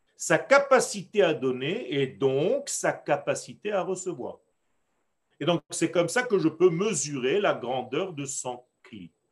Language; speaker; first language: French; non-native, fluent; Hebrew